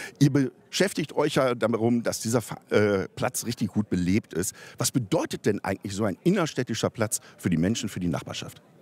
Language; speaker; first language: German; native; German